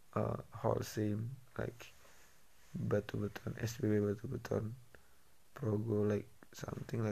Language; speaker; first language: English; non-native, learner; Indonesian